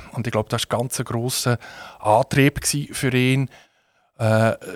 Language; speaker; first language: German; native; German